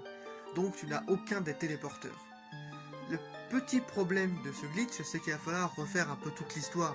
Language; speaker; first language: French; native; French